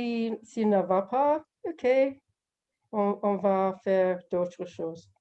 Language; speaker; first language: French; non-native, learner; English